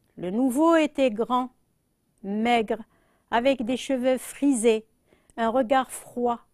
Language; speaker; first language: French; non-native, local second language; Arabic